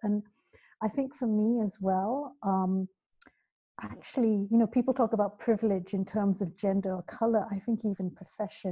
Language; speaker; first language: English; native; English